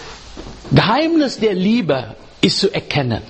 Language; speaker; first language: German; non-native, learner; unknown